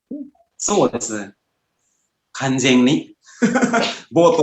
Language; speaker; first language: Japanese; non-native, fluent; Indonesian